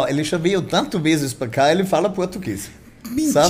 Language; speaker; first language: Portuguese; non-native, fluent; German